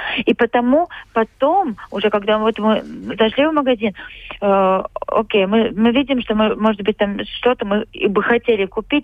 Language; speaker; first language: Russian; non-native, local second language; Latvian